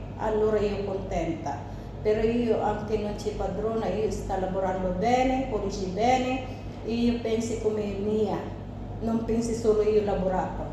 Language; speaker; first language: Italian; non-native, learner; Filipino